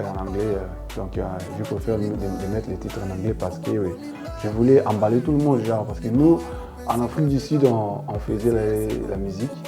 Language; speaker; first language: French; non-native, local second language; Lingala